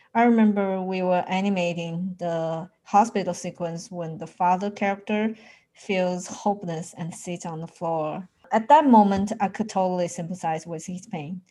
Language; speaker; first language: English; non-native, fluent; Chinese